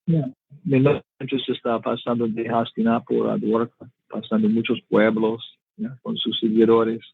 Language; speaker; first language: Spanish; non-native, learner; English